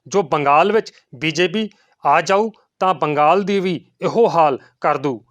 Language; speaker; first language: Hindi; non-native, local second language; Punjabi